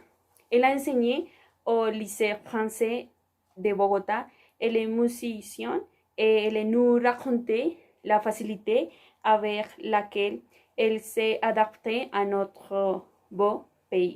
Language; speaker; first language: French; non-native, learner; Spanish